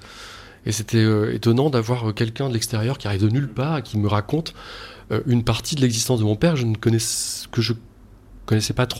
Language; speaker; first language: French; native; French